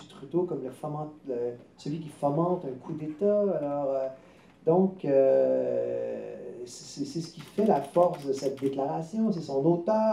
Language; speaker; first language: French; native; French